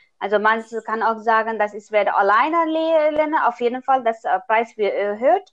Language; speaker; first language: German; non-native, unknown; Nepali